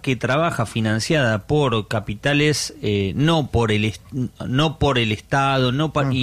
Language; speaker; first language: Spanish; native; Spanish